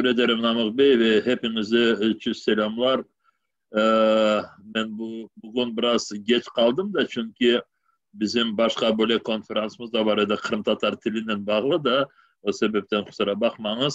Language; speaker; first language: Turkish; non-native, fluent; Crimean Tatar